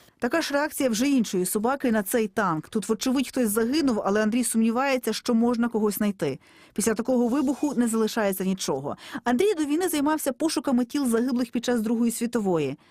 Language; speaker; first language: Ukrainian; native; Ukrainian